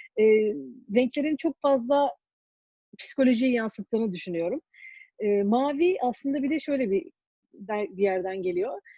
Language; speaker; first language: Turkish; early bilingual, heritage; Turkish